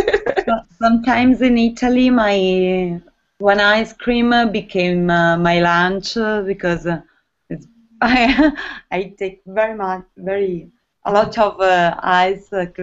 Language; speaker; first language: English; non-native, learner; Italian